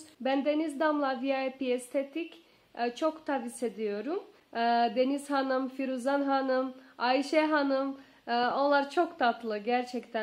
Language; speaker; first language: Turkish; non-native, learner; Portuguese